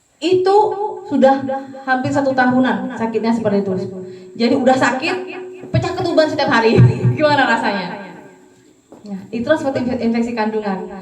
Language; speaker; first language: Indonesian; non-native, local second language; Madurese